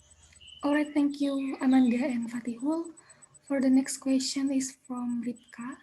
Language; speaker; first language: English; non-native, learner; Indonesian